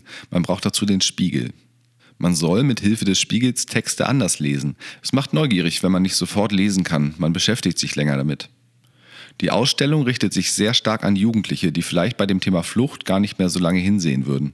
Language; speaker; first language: German; native; German